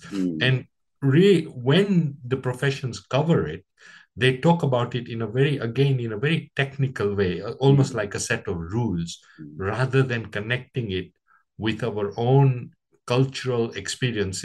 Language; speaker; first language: English; non-native, local second language; Gujarati